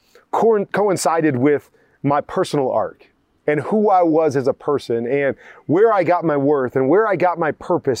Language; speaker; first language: English; native; English